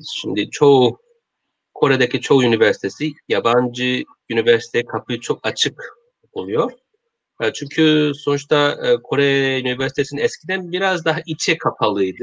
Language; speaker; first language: Turkish; non-native, learner; Korean